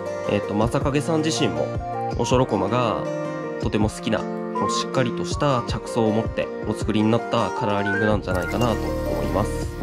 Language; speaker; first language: Japanese; native; Japanese